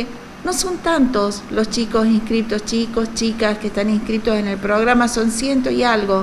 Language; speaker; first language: Spanish; native; Spanish